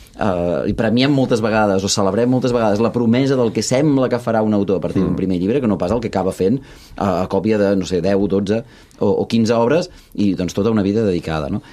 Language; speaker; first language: Catalan; early bilingual, other home language; Russian